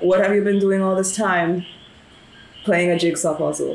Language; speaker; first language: English; non-native, local second language; Spanish